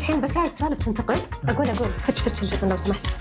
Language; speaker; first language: Arabic; native; Arabic